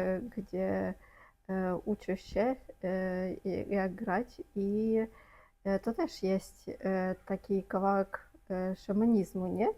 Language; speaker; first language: Polish; non-native, fluent; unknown